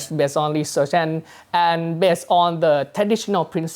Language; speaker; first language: English; non-native, learner; Thai